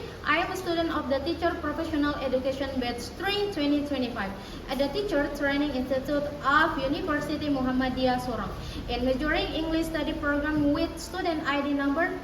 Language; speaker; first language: English; non-native, learner; Indonesian